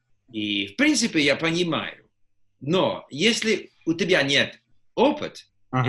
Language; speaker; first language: Russian; non-native, fluent; English